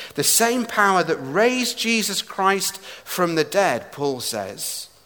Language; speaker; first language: English; native; English